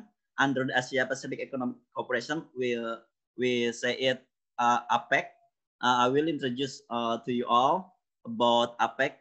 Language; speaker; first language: English; non-native, learner; Indonesian